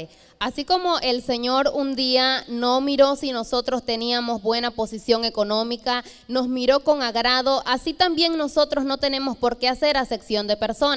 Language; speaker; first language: Spanish; native; Spanish